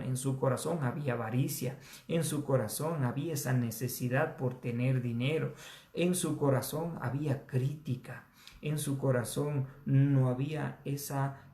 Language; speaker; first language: Spanish; native; Spanish